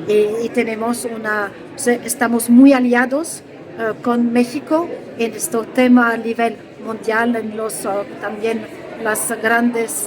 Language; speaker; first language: Spanish; non-native, fluent; French